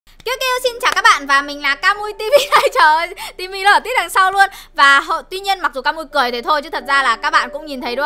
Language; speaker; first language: Vietnamese; native; Vietnamese